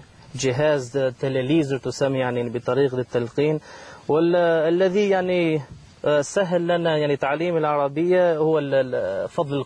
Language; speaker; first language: Arabic; non-native, fluent; Albanian